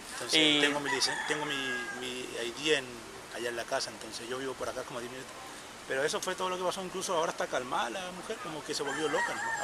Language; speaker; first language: Spanish; native; Spanish